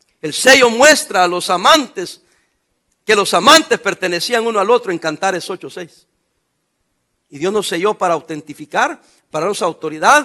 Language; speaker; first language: Spanish; native; Spanish